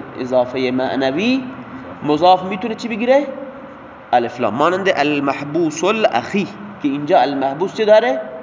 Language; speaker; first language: Persian; non-native, local second language; Baluchi